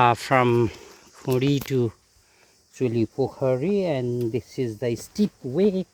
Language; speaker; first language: English; non-native, learner; Nepali